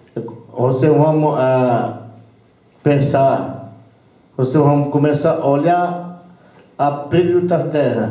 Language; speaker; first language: Portuguese; non-native, local second language; Yanomámi